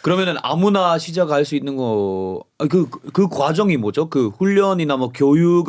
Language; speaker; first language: Korean; non-native, fluent; English